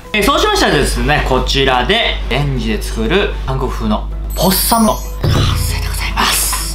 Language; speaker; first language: Japanese; native; Japanese